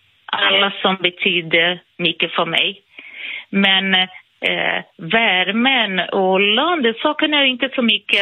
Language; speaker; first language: Swedish; non-native, fluent; Portuguese